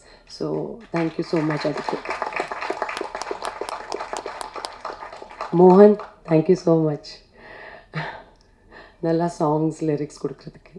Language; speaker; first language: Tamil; non-native, fluent; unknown